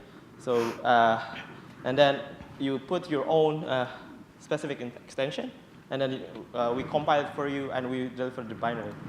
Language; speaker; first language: English; non-native, fluent; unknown